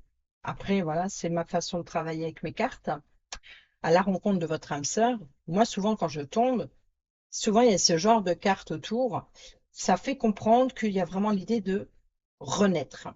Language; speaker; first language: French; native; French